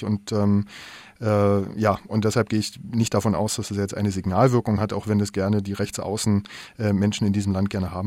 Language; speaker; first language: German; native; German